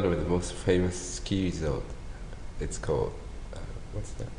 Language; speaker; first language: English; non-native, fluent; Japanese